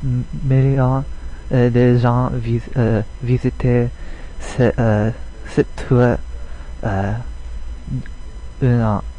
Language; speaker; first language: French; non-native, learner; English